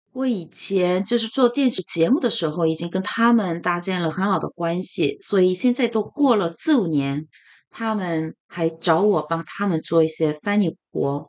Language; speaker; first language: Chinese; non-native, fluent; Korean